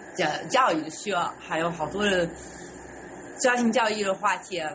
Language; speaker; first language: Chinese; non-native, fluent; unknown